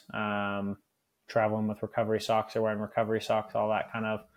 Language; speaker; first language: English; native; English